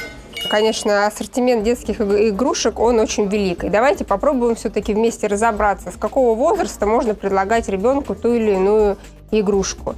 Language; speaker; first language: Russian; native; Russian